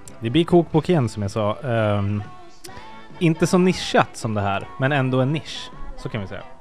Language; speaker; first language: Swedish; native; Swedish